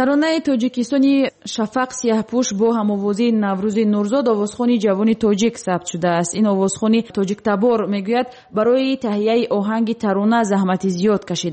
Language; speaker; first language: Tajik; native; Tajik